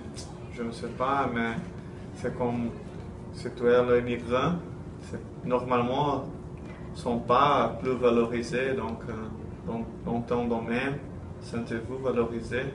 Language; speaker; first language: French; non-native, learner; Portuguese